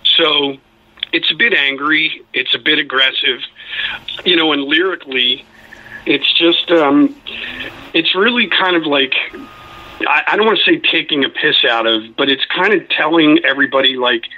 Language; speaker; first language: English; native; English